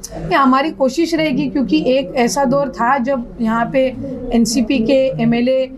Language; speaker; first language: Hindi; non-native, local second language; Marathi